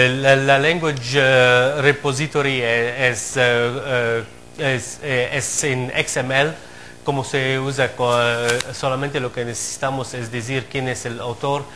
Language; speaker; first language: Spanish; non-native, fluent; Arabic